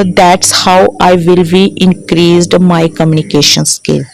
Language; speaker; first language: English; non-native, learner; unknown